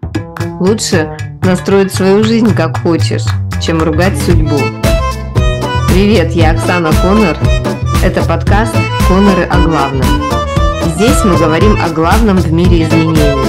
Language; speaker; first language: Russian; native; Russian